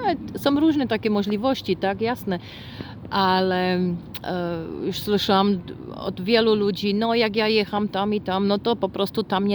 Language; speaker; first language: Polish; non-native, fluent; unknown